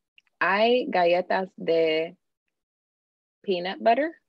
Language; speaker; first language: Spanish; non-native, learner; English